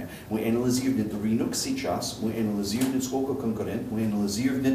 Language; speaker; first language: Russian; non-native, fluent; English